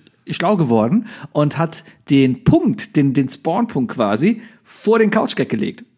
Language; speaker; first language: German; native; German